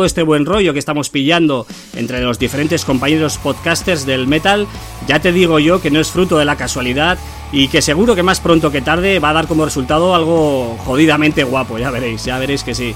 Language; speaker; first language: Spanish; native; Spanish